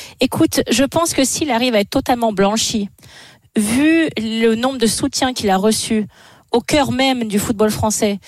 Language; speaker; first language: French; native; French